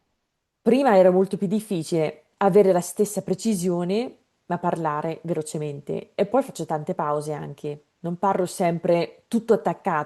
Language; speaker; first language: Italian; non-native, fluent; English